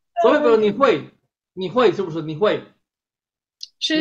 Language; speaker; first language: Chinese; non-native, fluent; Spanish